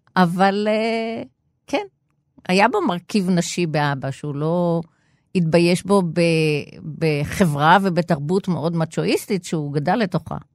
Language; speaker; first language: Hebrew; native; Hebrew